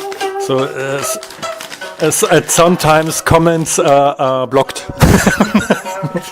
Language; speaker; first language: English; non-native, fluent; German